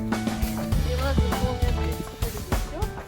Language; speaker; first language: Japanese; native; Japanese